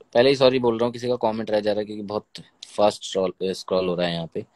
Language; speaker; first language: Hindi; native; Hindi